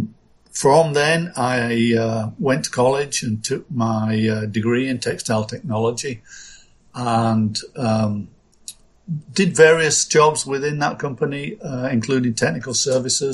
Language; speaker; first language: English; native; English